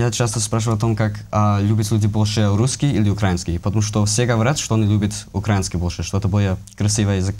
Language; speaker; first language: Russian; non-native, learner; English